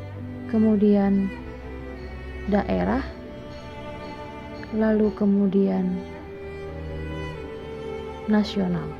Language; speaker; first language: Indonesian; native; Indonesian